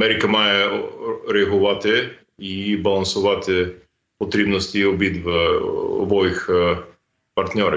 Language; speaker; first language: Ukrainian; non-native, fluent; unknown